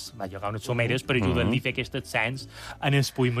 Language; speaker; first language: Catalan; native; Catalan